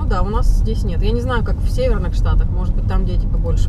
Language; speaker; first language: Russian; native; Russian